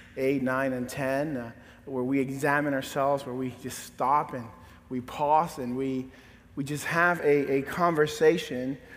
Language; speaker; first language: English; native; English